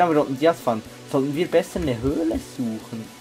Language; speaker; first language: German; native; German